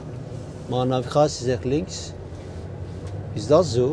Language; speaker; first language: Dutch; non-native, fluent; Turkish